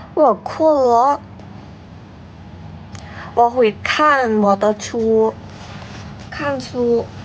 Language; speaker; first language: Chinese; non-native, learner; Thai